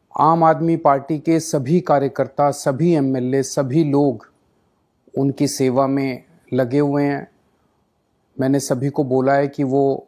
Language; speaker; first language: Hindi; native; Hindi